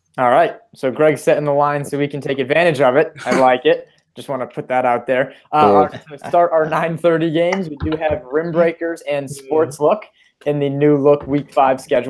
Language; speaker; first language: English; native; English